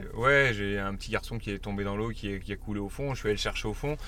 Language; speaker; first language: French; native; French